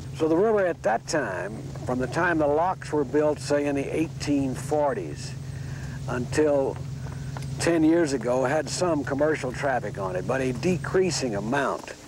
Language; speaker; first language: English; native; English